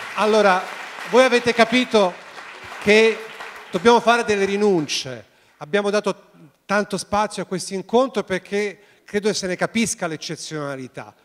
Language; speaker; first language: Italian; native; Italian